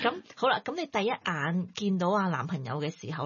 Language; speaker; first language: Cantonese; native; Cantonese